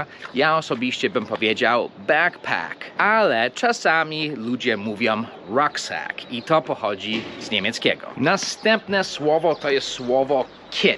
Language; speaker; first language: Polish; early bilingual, heritage; English